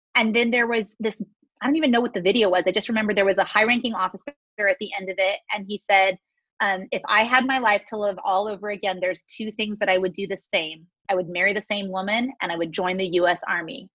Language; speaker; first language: English; native; English